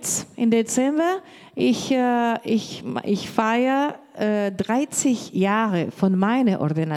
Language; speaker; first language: German; non-native, learner; Portuguese